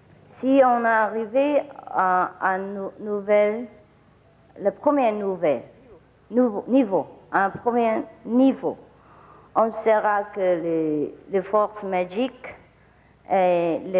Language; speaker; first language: French; non-native, learner; Vietnamese